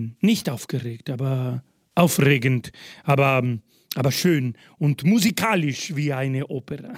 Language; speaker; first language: German; non-native, fluent; Spanish